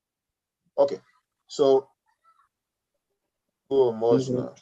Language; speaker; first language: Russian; non-native, learner; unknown